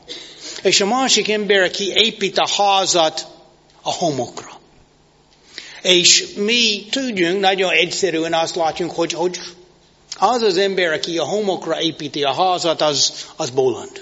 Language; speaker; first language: Hungarian; non-native, fluent; English